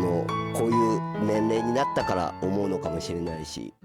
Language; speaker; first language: Japanese; native; Japanese